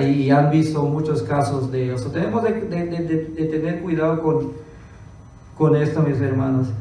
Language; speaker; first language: Spanish; early bilingual, other home language; English